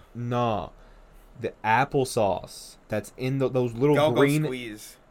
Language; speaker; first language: English; native; English